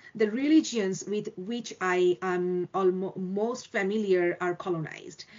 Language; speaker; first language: English; non-native, local second language; Bangla